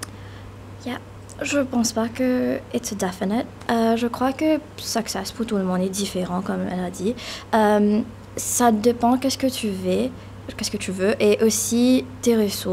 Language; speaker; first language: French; non-native, local second language; Morisyen